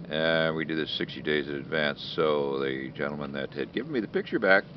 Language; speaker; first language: English; native; English